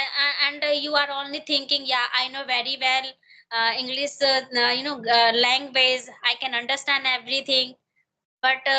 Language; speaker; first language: English; non-native, learner; Hindi